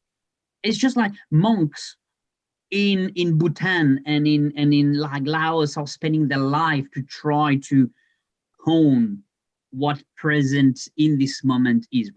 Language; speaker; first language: English; non-native, fluent; French